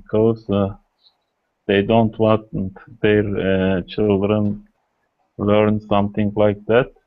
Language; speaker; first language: English; non-native, learner; Kurdish